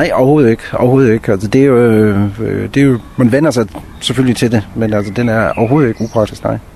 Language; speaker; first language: Danish; native; Danish